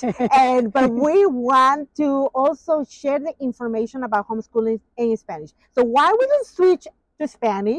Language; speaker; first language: English; non-native, fluent; Spanish